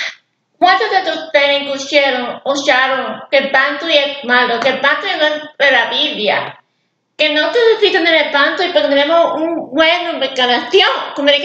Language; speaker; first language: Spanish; early bilingual, heritage; English